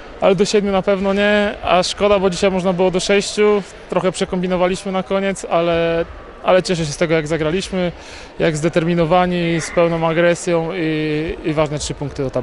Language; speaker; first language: Polish; native; Polish